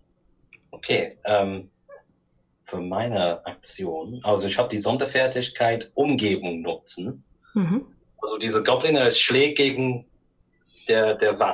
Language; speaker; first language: German; non-native, learner; English